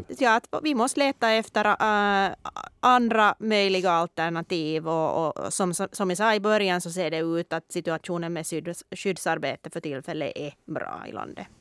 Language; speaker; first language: Swedish; non-native, local second language; Finnish